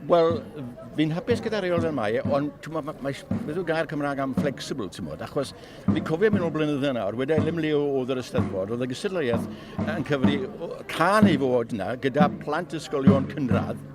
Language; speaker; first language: Welsh; native; Welsh